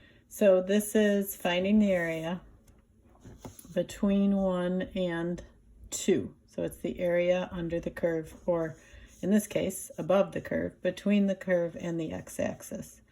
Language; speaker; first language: English; native; English